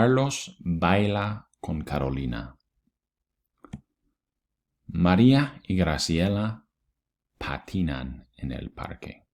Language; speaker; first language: Spanish; non-native, fluent; English